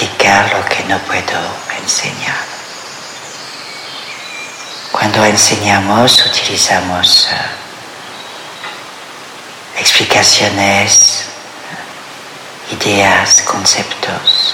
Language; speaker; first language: Spanish; non-native, fluent; French